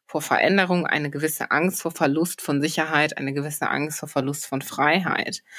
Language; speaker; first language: German; early bilingual, other home language; Polish